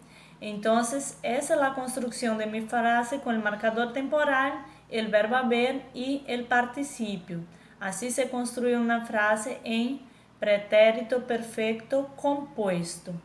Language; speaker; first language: Spanish; non-native, fluent; Portuguese